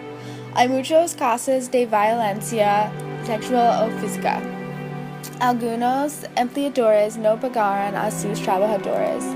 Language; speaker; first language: Spanish; non-native, learner; English